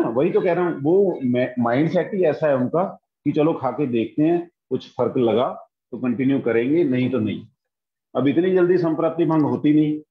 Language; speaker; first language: Hindi; native; Hindi